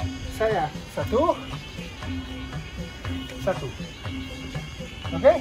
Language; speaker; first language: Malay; non-native, learner; Dutch